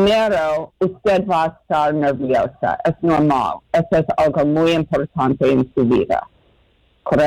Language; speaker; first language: Spanish; non-native, fluent; English